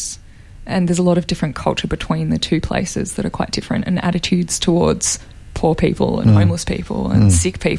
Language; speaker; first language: English; native; English